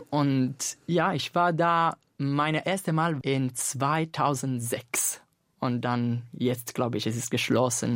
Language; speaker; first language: German; non-native, fluent; Italian